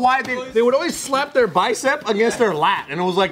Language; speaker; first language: English; native; English